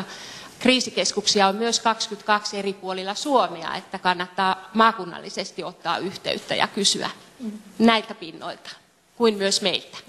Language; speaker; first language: Finnish; native; Finnish